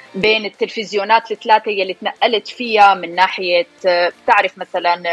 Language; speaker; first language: Arabic; native; Arabic